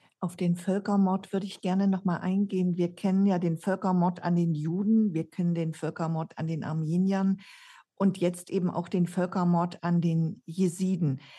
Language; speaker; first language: German; native; German